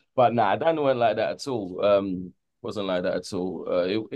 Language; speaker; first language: English; native; English